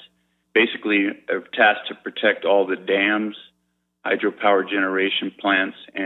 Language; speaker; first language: English; native; English